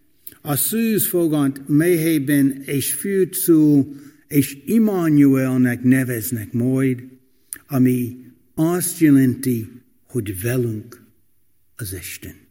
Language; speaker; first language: Hungarian; non-native, fluent; English